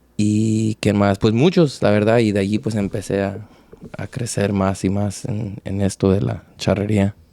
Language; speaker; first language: Spanish; early bilingual, heritage; Spanish